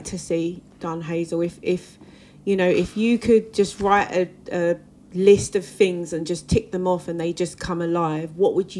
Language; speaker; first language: English; native; English